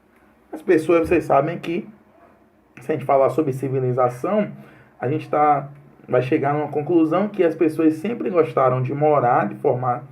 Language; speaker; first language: Portuguese; native; Portuguese